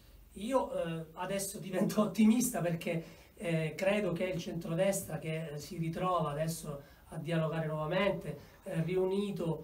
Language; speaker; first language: Italian; native; Italian